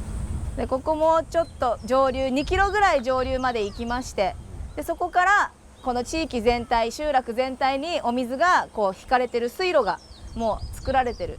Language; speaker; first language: Japanese; native; Japanese